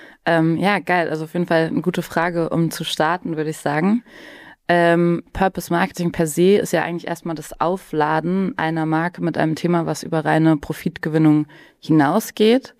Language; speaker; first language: German; native; German